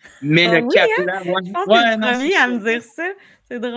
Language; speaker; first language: French; native; French